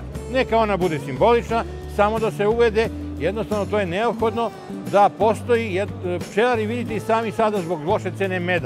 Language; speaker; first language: Serbian; native; Serbian